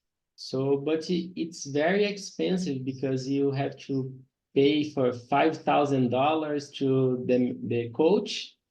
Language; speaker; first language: English; non-native, learner; Portuguese